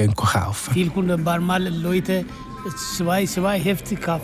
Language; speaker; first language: German; non-native, learner; Tigrinya